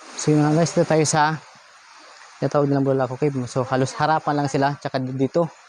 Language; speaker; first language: Filipino; non-native, local second language; Bikol